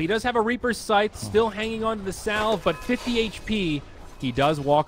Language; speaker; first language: English; native; English